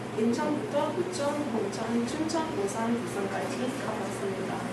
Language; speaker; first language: Korean; non-native, learner; English